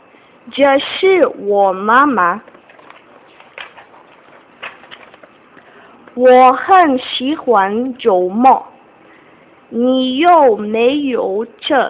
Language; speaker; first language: Chinese; non-native, learner; Portuguese